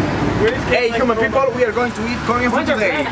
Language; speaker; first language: English; non-native, learner; Spanish